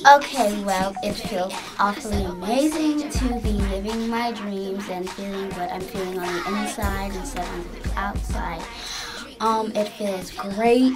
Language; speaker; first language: English; native; English